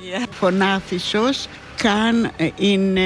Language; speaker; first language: German; non-native, learner; Greek